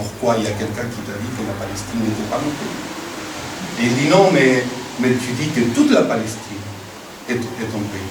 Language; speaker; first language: French; non-native, fluent; Spanish